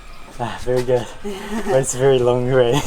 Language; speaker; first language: English; non-native, learner; Japanese